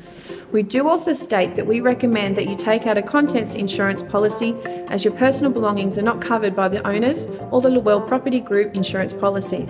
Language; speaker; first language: English; native; English